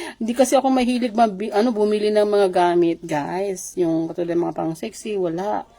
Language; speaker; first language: Filipino; non-native, local second language; Iloko